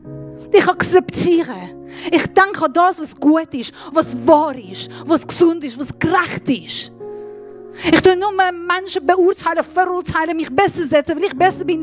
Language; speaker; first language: German; non-native, fluent; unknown